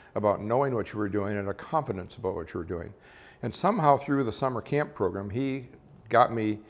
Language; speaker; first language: English; native; English